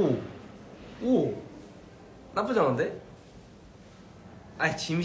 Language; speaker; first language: Korean; early bilingual, heritage; Korean